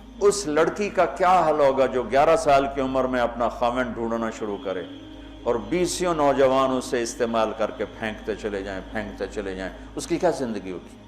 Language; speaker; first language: Urdu; non-native, local second language; Punjabi